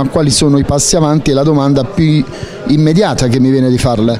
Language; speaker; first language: Italian; native; Italian